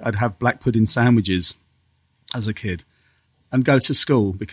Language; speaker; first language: English; native; English